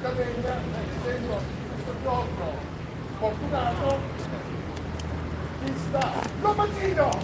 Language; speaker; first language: Italian; native; Italian